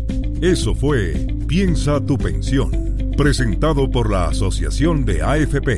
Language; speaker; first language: Spanish; native; Spanish